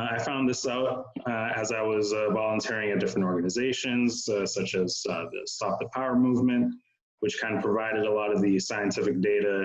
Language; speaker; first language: English; native; English